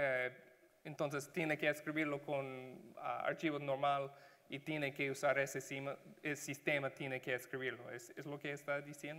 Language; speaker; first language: Spanish; non-native, learner; English